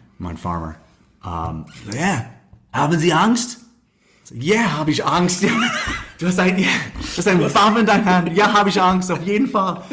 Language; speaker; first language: German; non-native, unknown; English